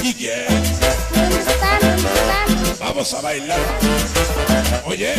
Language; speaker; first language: Spanish; native; Spanish